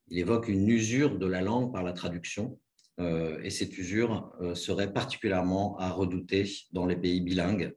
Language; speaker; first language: French; native; French